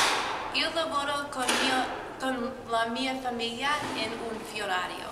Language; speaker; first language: Italian; non-native, learner; English